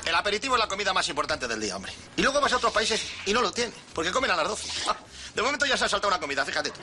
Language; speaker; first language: Spanish; native; Spanish